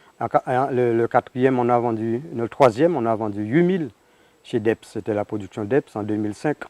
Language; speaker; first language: French; native; French